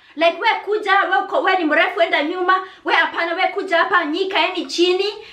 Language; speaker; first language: Swahili; native; Swahili